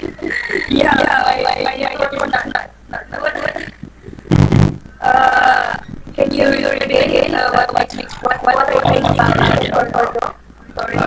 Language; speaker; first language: English; non-native, learner; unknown